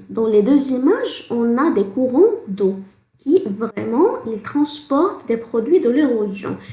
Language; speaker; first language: French; non-native, local second language; Arabic